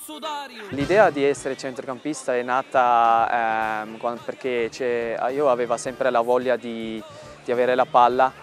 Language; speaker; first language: Italian; non-native, fluent; German